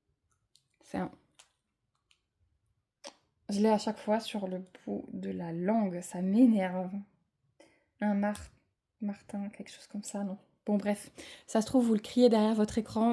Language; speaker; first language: French; native; French